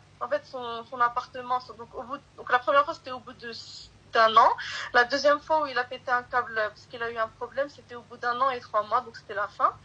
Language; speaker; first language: French; early bilingual, other home language; Arabic